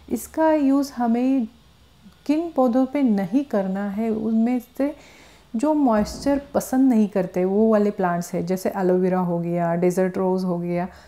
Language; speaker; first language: Hindi; non-native, local second language; Marathi